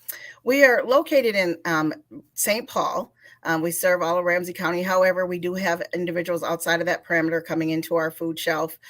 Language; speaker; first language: English; native; English